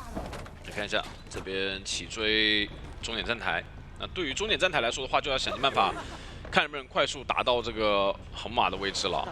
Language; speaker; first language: Chinese; native; Chinese